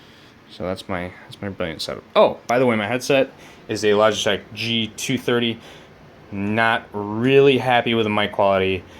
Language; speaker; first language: English; native; English